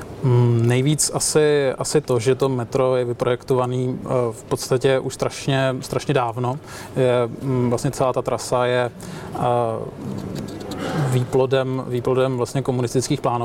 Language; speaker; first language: Czech; native; Czech